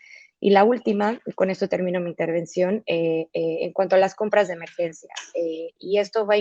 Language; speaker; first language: Spanish; native; Spanish